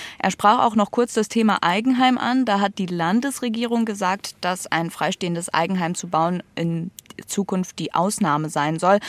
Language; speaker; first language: German; native; German